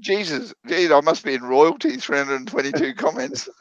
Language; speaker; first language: English; native; English